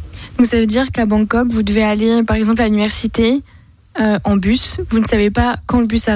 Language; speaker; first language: French; native; French